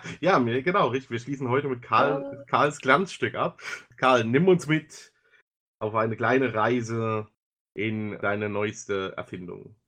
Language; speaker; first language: German; native; German